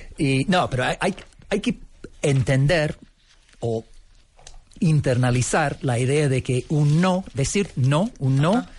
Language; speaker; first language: Spanish; non-native, fluent; English